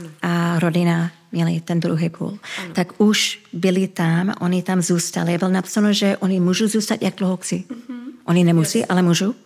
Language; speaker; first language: Czech; early bilingual, heritage; Czech